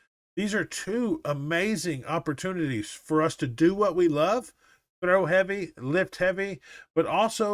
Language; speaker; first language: English; native; English